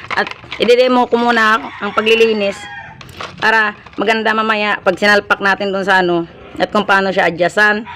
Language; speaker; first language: Filipino; non-native, local second language; Hiligaynon